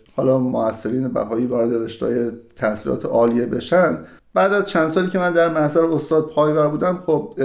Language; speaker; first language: Persian; native; Persian